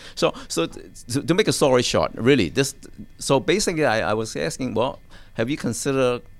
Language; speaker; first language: English; non-native, local second language; Cantonese